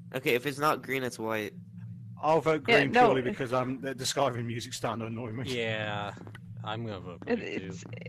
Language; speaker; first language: English; non-native, fluent; Polish